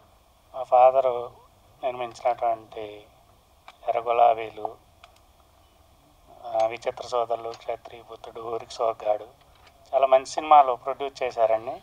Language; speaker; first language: Telugu; native; Telugu